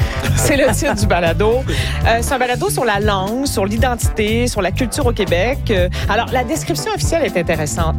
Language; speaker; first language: French; native; French